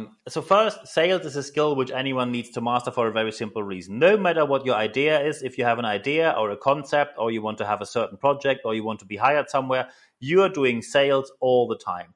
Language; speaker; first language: English; non-native, fluent; German